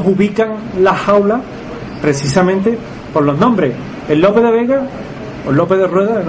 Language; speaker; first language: Spanish; native; Spanish